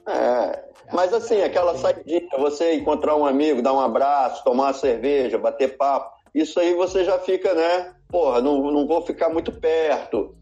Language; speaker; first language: Portuguese; native; Portuguese